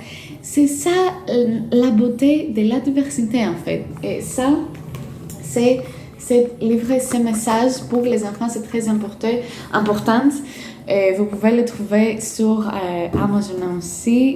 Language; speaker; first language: French; non-native, fluent; Greek